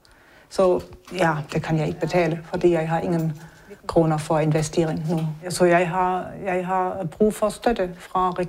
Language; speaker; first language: Danish; non-native, learner; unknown